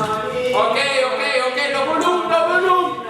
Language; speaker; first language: French; non-native, learner; Spanish